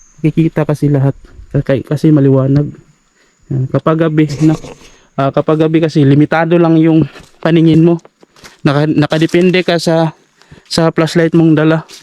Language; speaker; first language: Filipino; native; Filipino